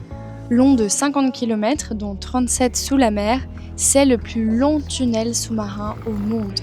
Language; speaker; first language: French; native; French